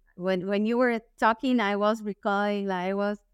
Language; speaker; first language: English; non-native, fluent; Spanish